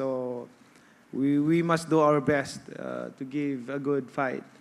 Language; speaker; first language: English; non-native, local second language; Cebuano